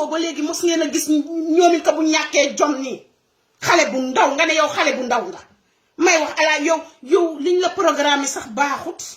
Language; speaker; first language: Wolof; non-native, local second language; Serer